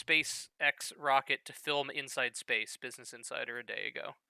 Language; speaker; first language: English; native; English